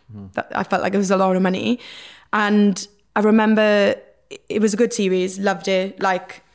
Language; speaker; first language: English; native; English